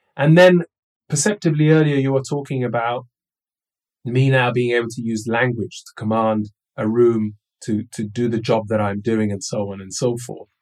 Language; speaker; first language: English; early bilingual, other home language; Somali